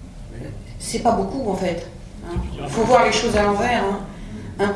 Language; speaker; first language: French; native; French